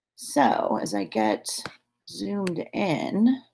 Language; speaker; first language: English; native; English